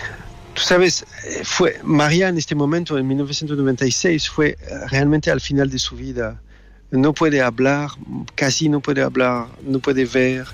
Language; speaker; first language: Spanish; non-native, learner; French